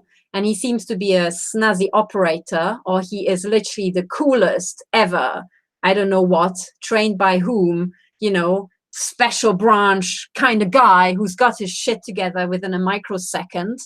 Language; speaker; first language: English; non-native, fluent; Romanian